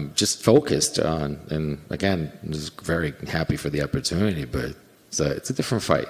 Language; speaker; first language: English; non-native, fluent; Portuguese